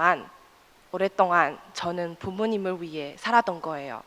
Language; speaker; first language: Korean; non-native, fluent; Chinese